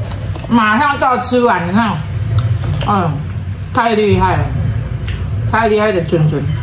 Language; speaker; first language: Chinese; non-native, learner; Indonesian